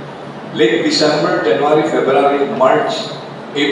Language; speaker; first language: English; non-native, local second language; Bikol